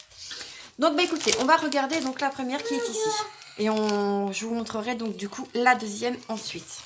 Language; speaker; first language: French; native; French